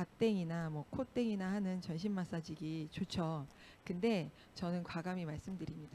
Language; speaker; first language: Korean; native; Korean